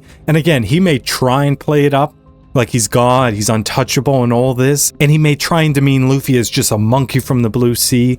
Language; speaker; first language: English; native; English